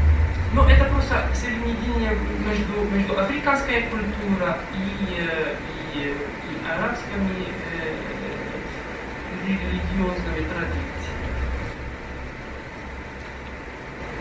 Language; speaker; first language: Russian; non-native, fluent; Arabic